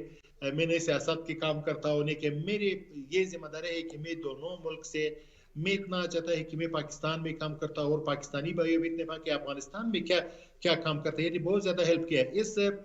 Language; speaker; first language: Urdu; non-native, learner; Pashto